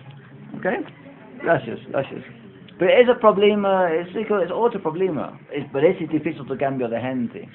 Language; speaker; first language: Spanish; non-native, learner; English